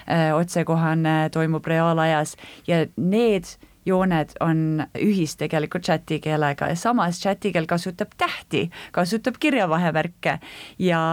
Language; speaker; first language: Estonian; early bilingual, heritage; Estonian